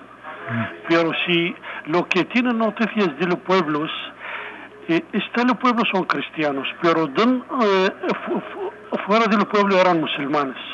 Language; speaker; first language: Spanish; non-native, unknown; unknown